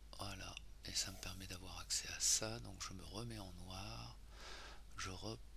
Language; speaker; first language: French; native; French